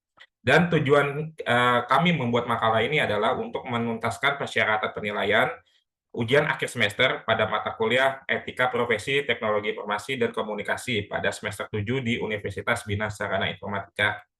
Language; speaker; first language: Indonesian; native; Indonesian